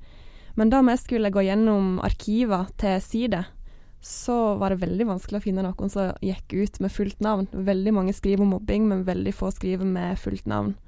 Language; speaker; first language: Norwegian; native; Norwegian